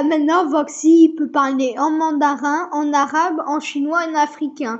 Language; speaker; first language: French; native; French